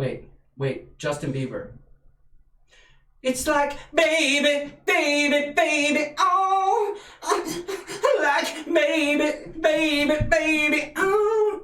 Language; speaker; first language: English; native; English